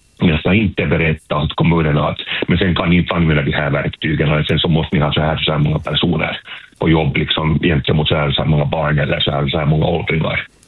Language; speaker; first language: Swedish; native; Swedish